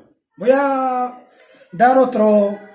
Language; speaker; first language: Spanish; non-native, fluent; Arabic